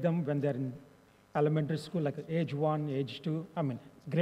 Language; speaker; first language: English; non-native, local second language; Telugu